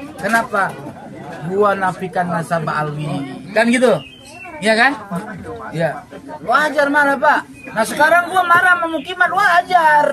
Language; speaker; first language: Indonesian; native; Indonesian